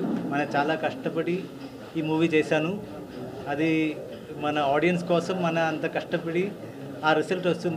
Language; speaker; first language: Telugu; non-native, learner; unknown